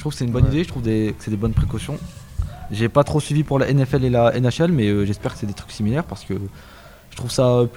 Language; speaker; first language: French; native; French